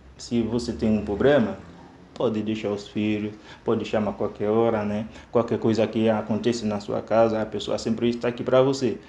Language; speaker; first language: Portuguese; non-native, fluent; Haitian Creole